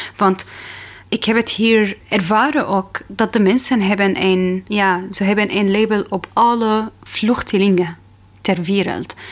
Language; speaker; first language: Dutch; non-native, fluent; Arabic